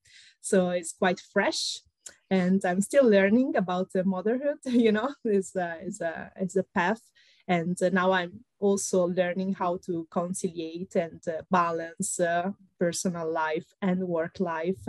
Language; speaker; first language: English; non-native, fluent; Italian